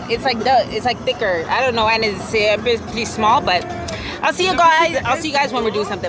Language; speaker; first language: English; early bilingual, other home language; French